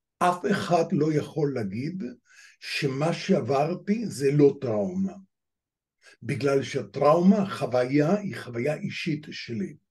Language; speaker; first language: Hebrew; non-native, fluent; Spanish